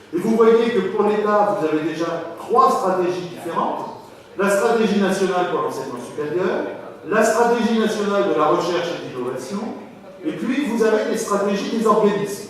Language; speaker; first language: French; native; French